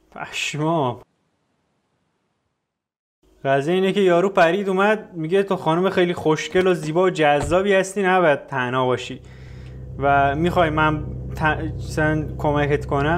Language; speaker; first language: Persian; native; Persian